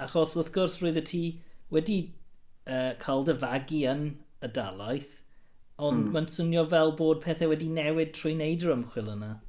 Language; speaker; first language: Welsh; non-native, local second language; English